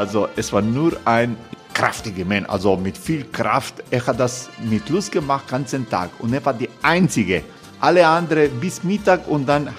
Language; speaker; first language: German; non-native, fluent; Croatian